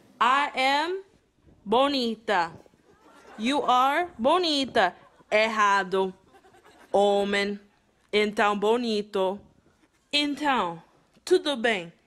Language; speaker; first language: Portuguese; non-native, fluent; English